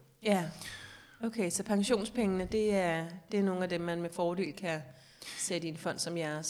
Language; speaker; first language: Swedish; non-native, learner; Danish